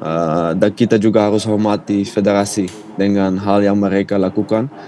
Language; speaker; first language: Indonesian; non-native, fluent; Dutch